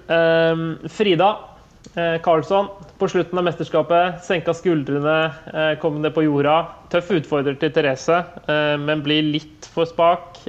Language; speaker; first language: Norwegian; native; Norwegian